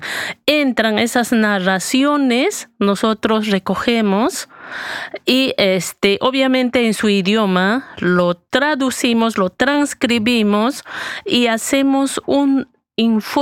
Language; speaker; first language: Spanish; native; Spanish